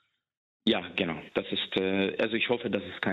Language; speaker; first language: German; non-native, fluent; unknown